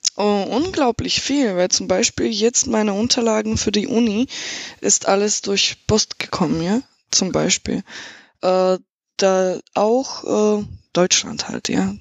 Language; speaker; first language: German; non-native, fluent; Slovak